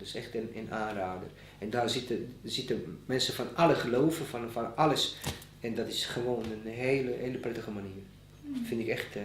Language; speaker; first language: Dutch; non-native, fluent; Bosnian